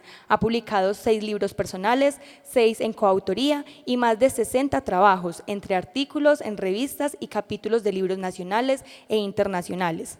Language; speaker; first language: Spanish; native; Spanish